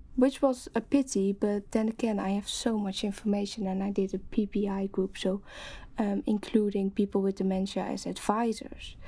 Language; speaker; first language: English; non-native, fluent; Dutch